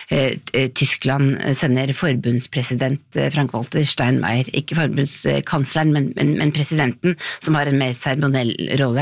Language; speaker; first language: Norwegian; native; Norwegian